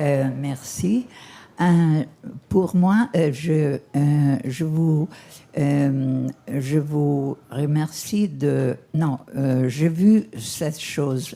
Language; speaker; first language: French; non-native, learner; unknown